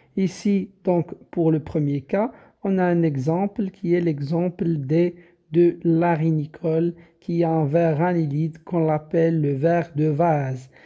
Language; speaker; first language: French; non-native, local second language; Arabic